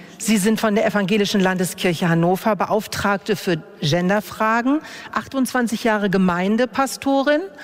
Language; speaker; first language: German; native; German